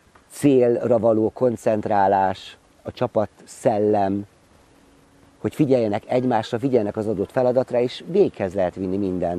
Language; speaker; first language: Hungarian; native; Hungarian